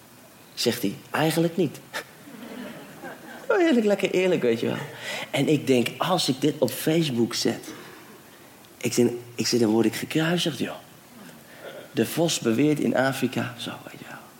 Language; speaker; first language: Dutch; native; Dutch